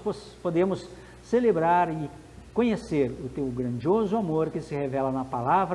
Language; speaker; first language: Portuguese; native; Portuguese